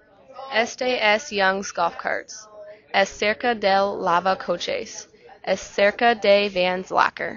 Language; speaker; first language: Spanish; non-native, learner; English